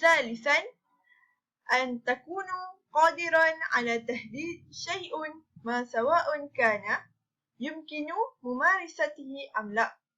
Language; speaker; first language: Arabic; non-native, learner; Malay